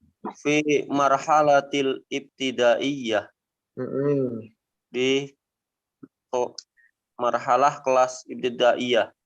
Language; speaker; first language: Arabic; non-native, learner; Indonesian